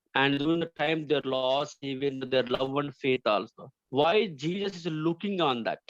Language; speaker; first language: English; non-native, local second language; Telugu